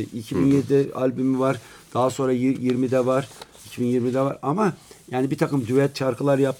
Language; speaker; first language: Turkish; native; Turkish